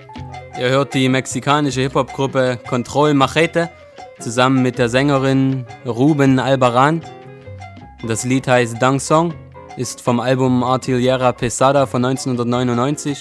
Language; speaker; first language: German; native; German